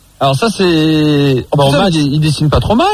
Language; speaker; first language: French; native; French